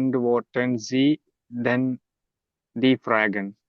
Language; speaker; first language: German; non-native, learner; Tamil